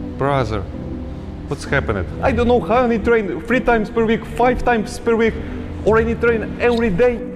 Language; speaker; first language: English; non-native, learner; Russian